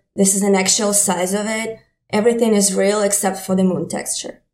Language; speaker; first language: English; non-native, fluent; Ukrainian